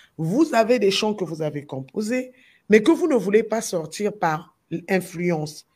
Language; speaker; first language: French; non-native, local second language; Lingala